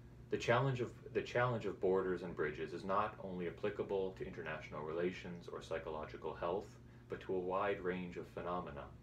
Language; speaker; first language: English; native; English